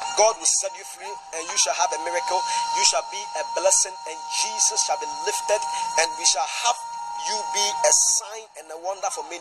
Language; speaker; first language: English; non-native, local second language; Akan